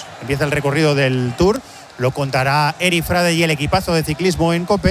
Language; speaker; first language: Spanish; native; Spanish